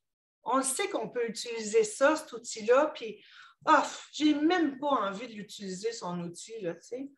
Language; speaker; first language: French; native; French